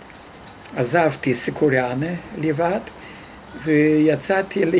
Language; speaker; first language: Hebrew; non-native, fluent; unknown